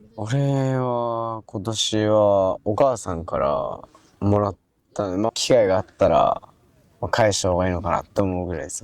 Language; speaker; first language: Japanese; native; Japanese